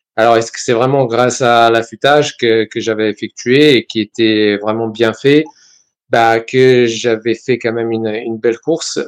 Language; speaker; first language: French; non-native, fluent; Serbian